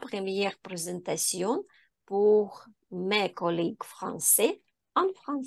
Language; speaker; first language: French; non-native, learner; Ukrainian